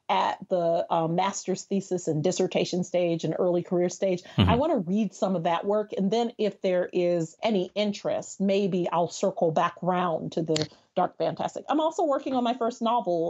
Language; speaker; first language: English; native; English